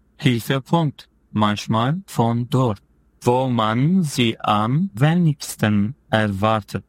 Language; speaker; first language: German; non-native, fluent; Turkish